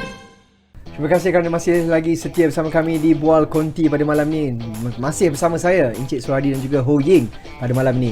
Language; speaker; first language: Malay; native; Malay